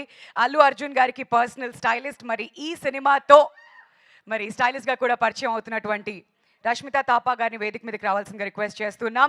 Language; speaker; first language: Telugu; native; Telugu